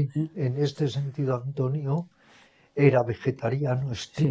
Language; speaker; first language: Spanish; native; Spanish